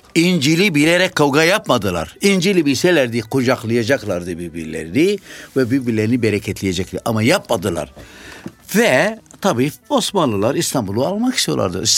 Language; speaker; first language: Turkish; non-native, fluent; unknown